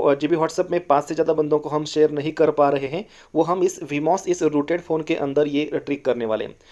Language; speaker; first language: Hindi; non-native, local second language; Marathi